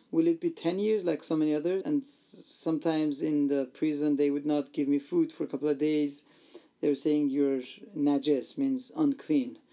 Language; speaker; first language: English; non-native, fluent; Armenian